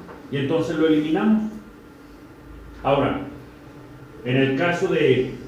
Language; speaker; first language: Spanish; native; Spanish